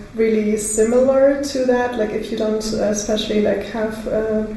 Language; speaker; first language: English; non-native, fluent; Russian